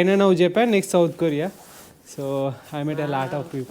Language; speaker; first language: English; non-native, local second language; Telugu